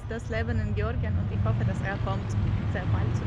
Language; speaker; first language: German; non-native, learner; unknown